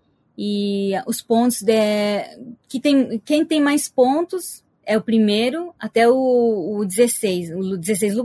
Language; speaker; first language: Portuguese; early bilingual, heritage; Portuguese